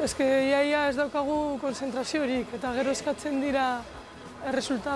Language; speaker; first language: Basque; non-native, local second language; Spanish